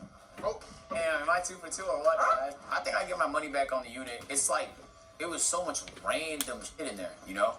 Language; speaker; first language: English; native; English